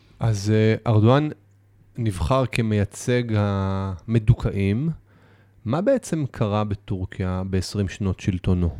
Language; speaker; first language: Hebrew; native; Hebrew